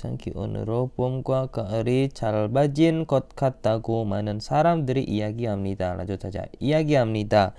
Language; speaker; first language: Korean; non-native, fluent; Indonesian